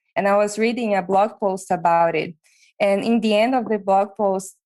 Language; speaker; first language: English; non-native, fluent; Portuguese